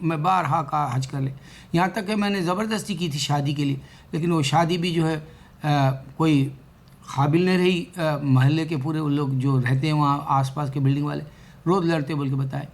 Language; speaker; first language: Urdu; native; Urdu